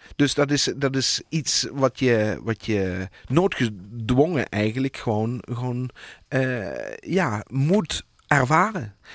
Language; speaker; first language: Dutch; native; Dutch